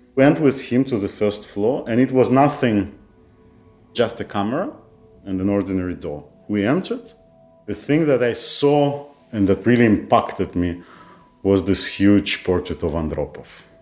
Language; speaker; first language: English; non-native, fluent; Kazakh